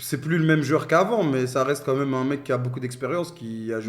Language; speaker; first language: French; native; French